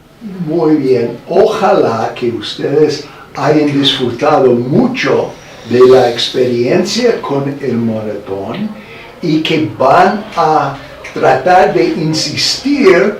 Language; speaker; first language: Spanish; non-native, fluent; English